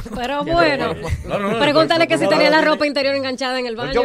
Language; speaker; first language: Spanish; early bilingual, heritage; English